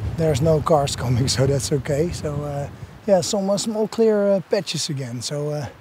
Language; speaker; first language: English; non-native, fluent; Dutch